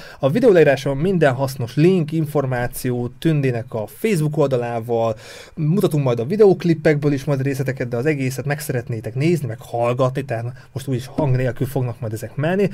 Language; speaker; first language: Hungarian; native; Hungarian